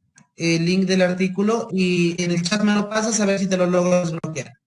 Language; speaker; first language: Spanish; native; Spanish